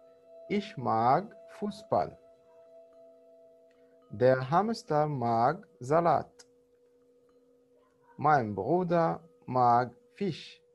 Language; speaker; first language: German; non-native, fluent; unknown